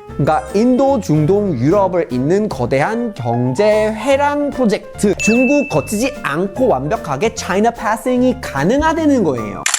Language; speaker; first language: Korean; non-native, fluent; English